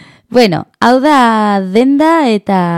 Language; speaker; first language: Basque; non-native, learner; Spanish